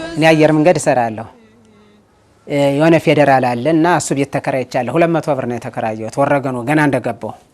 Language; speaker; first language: Amharic; native; Amharic